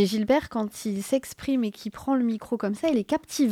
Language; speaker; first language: French; native; French